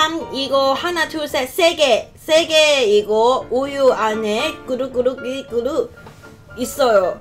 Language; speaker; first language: Korean; non-native, learner; Cantonese